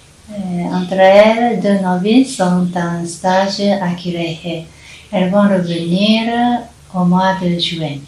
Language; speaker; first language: French; non-native, fluent; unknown